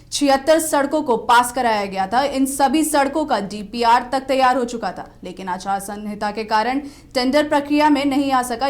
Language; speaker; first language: Hindi; native; Hindi